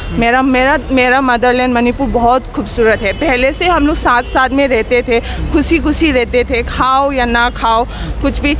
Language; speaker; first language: Hindi; non-native, local second language; Manipuri